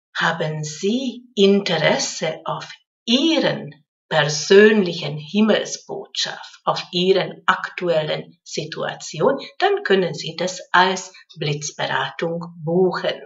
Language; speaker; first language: German; non-native, fluent; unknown